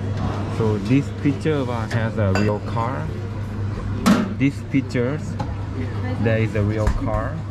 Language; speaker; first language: English; non-native, learner; Thai